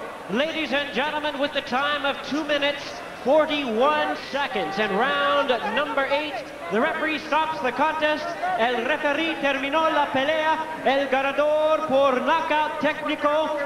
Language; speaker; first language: English; native; English